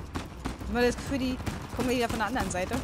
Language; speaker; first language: German; native; German